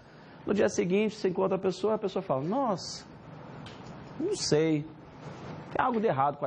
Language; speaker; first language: Portuguese; native; Portuguese